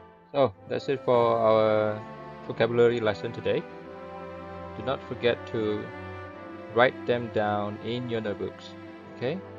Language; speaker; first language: English; non-native, fluent; Indonesian